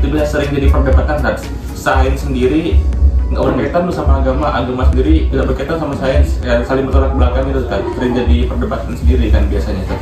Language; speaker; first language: Indonesian; native; Indonesian